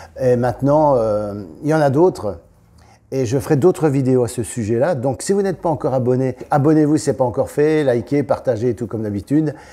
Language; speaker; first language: French; native; French